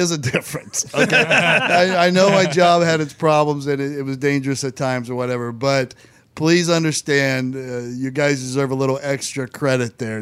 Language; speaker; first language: English; native; English